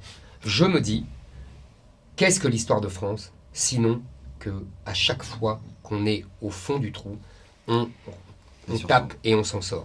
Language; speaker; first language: French; native; French